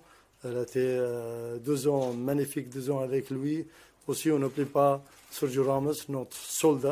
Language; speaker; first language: French; non-native, learner; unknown